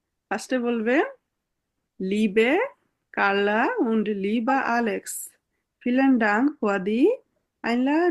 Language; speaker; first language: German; non-native, fluent; Bangla